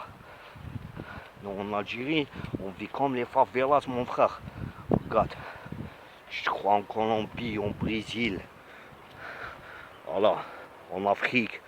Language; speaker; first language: French; non-native, local second language; Arabic